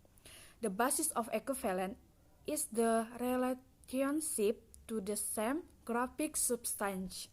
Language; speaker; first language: English; non-native, learner; Indonesian